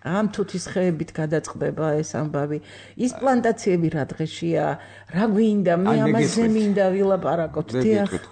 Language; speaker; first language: Georgian; native; Georgian